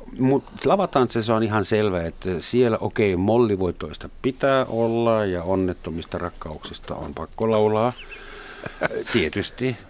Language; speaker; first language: Finnish; non-native, fluent; German